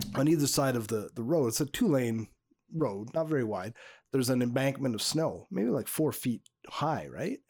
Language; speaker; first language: English; native; English